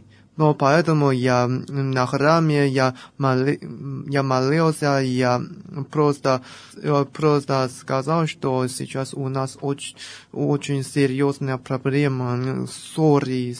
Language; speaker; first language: Russian; non-native, fluent; Chinese